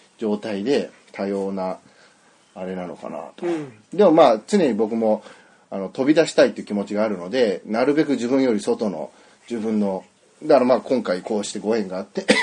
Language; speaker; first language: Japanese; native; Japanese